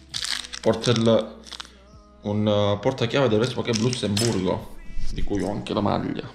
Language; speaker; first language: Italian; native; Italian